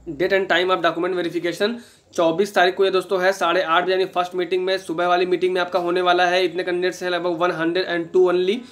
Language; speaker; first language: Hindi; native; Hindi